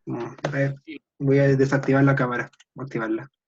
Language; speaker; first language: Spanish; native; Spanish